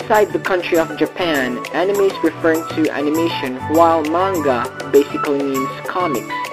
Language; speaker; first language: English; non-native, fluent; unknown